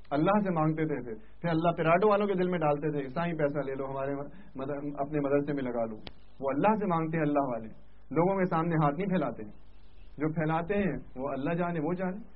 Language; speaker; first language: Urdu; non-native, local second language; Sindhi